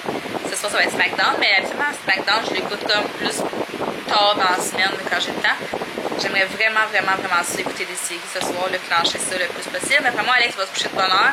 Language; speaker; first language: French; native; French